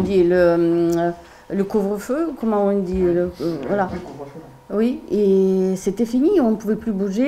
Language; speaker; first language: French; non-native, fluent; Ukrainian